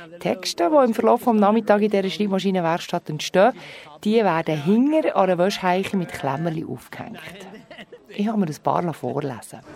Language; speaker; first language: German; native; German